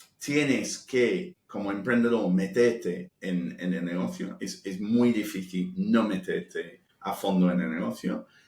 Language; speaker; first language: Spanish; non-native, fluent; English